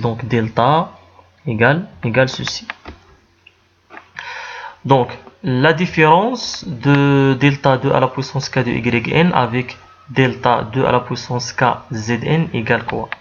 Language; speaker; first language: French; non-native, local second language; Arabic